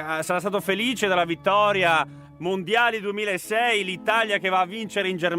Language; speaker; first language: Italian; native; Italian